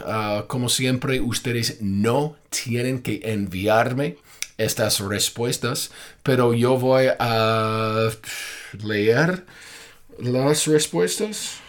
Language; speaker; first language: Spanish; non-native, fluent; English